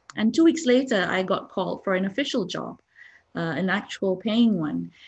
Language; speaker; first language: English; non-native, local second language; Malay